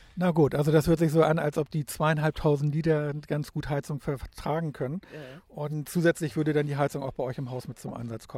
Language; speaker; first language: German; native; German